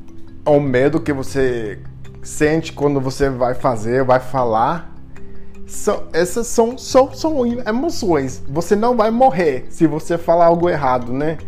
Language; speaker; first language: Portuguese; non-native, fluent; English